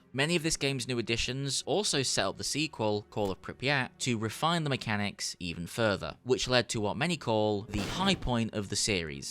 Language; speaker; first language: English; native; English